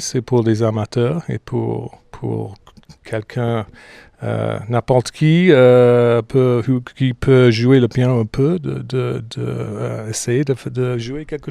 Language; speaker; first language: French; non-native, fluent; English